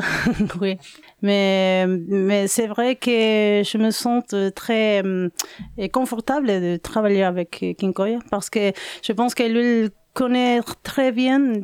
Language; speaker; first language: French; non-native, learner; Spanish